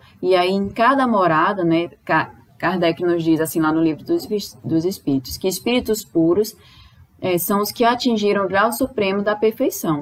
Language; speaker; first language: Portuguese; native; Portuguese